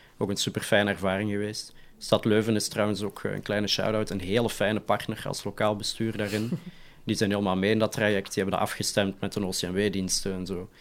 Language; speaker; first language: Dutch; native; Dutch